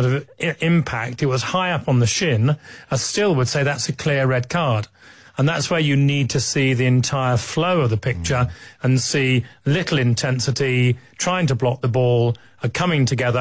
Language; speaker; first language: English; native; English